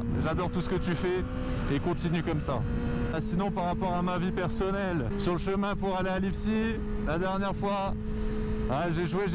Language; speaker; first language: French; native; French